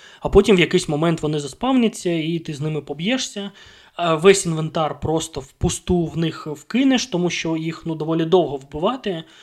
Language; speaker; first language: Ukrainian; non-native, local second language; Russian